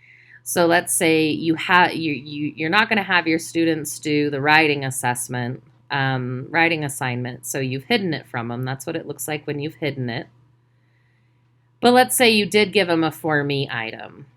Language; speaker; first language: English; native; English